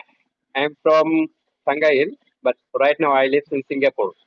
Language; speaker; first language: English; non-native, learner; Bangla